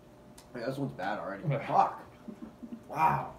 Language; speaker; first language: English; native; English